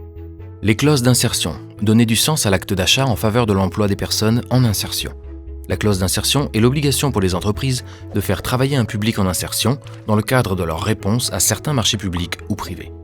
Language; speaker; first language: French; native; French